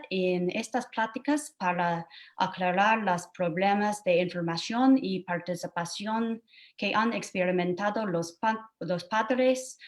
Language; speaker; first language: Spanish; non-native, fluent; English